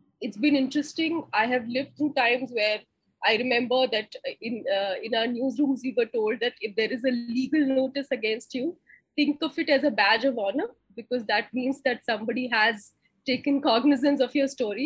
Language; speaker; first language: English; non-native, local second language; Hindi